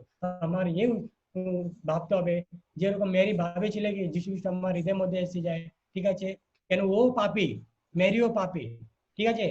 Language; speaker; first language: Bangla; non-native, learner; Hindi